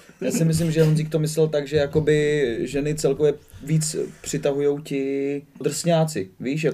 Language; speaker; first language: Czech; native; Czech